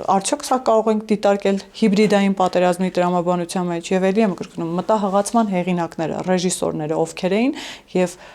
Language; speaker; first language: Armenian; native; Armenian